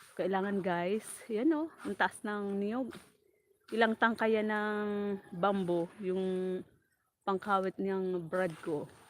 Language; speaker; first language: Filipino; non-native, local second language; Bikol